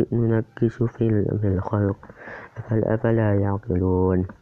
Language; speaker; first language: Arabic; non-native, learner; Indonesian